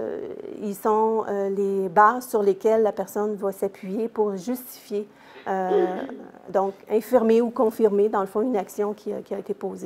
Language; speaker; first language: French; native; French